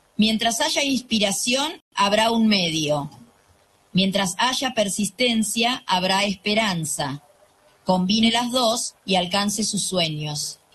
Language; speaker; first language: Spanish; native; Spanish